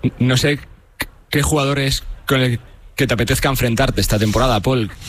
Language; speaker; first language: Spanish; native; Spanish